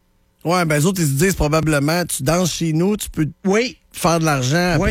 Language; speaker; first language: French; native; French